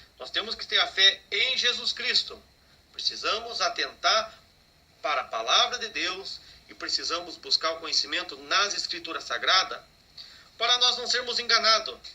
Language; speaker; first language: Portuguese; native; Portuguese